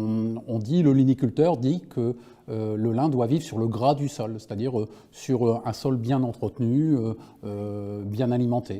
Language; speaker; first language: French; native; French